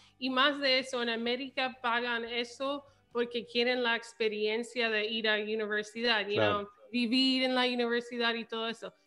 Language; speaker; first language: Spanish; early bilingual, heritage; English